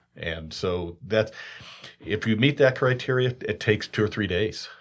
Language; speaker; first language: English; native; English